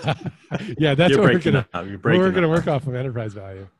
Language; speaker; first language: English; native; English